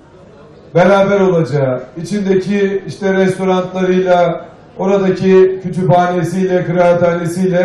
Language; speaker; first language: Turkish; native; Turkish